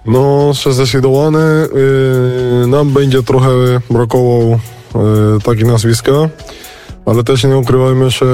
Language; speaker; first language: Polish; non-native, learner; Spanish